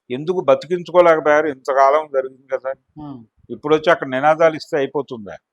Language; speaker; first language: Telugu; native; Telugu